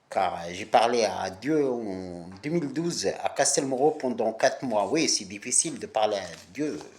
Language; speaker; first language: French; non-native, local second language; Arabic